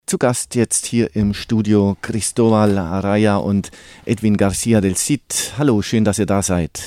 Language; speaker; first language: German; native; German